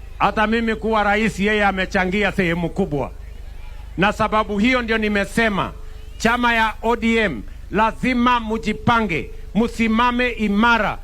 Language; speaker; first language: Swahili; non-native, local second language; Kalenjin